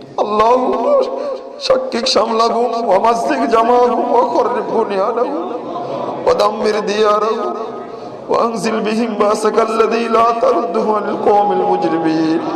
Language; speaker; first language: Arabic; non-native, fluent; Bangla